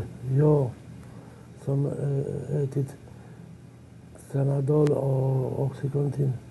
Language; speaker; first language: Swedish; non-native, fluent; Polish